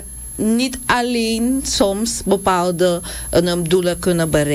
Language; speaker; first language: Dutch; non-native, local second language; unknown